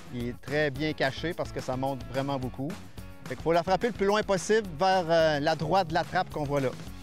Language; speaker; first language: French; native; French